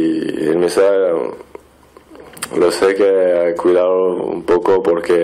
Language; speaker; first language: Spanish; non-native, fluent; French